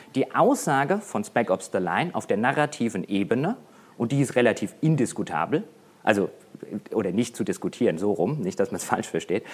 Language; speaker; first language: German; native; German